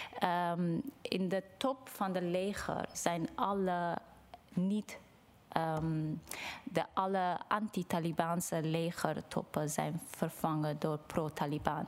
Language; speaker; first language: Dutch; non-native, fluent; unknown